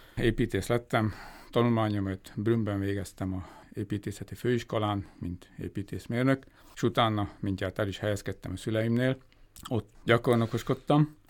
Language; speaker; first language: Hungarian; native; Hungarian